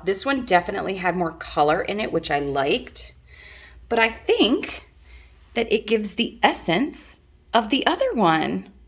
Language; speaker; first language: English; native; English